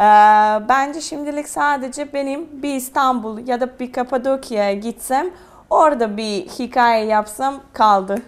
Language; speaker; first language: Turkish; non-native, fluent; Serbian